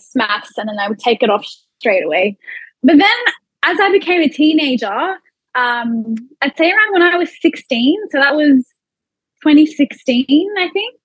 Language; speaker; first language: English; early bilingual, other home language; Arabic